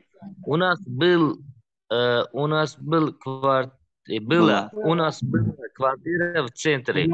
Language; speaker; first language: Russian; non-native, learner; Uzbek